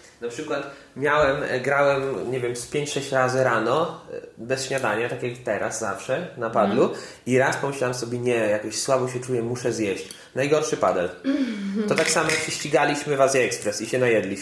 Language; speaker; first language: Polish; native; Polish